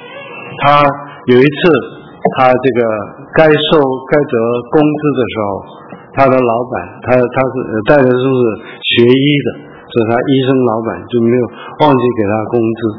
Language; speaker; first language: Chinese; early bilingual, heritage; Chinese